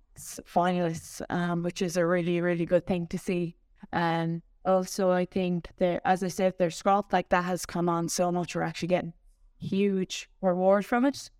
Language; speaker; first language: English; native; English